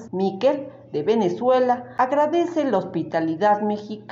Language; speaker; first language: Spanish; native; Spanish